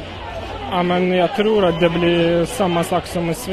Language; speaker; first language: Swedish; non-native, fluent; Russian